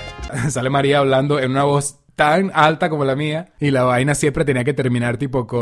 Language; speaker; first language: Spanish; native; Spanish